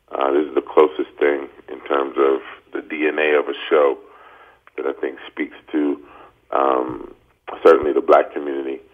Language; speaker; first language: English; native; English